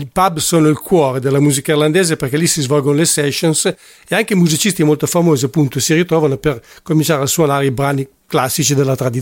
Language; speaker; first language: Italian; native; Italian